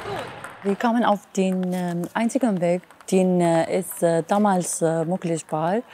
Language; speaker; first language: German; non-native, learner; Arabic